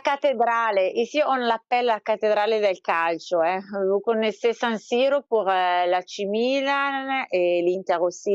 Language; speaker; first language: French; non-native, fluent; Italian